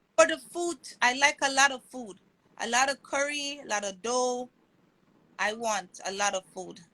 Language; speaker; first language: English; non-native, learner; Hindi